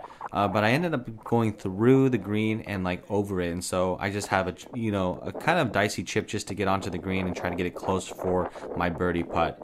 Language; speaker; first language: English; native; English